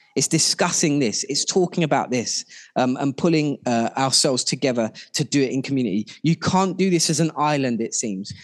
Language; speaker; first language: English; native; English